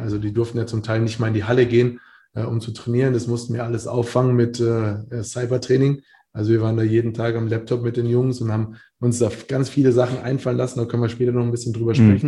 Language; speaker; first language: German; native; German